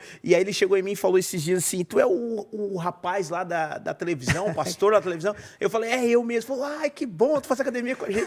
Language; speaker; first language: Portuguese; native; Portuguese